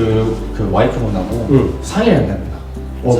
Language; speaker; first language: Korean; native; Korean